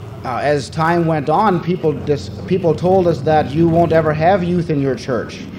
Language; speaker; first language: English; native; English